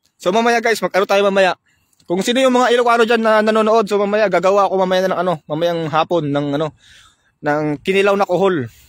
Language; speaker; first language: Filipino; non-native, local second language; Iloko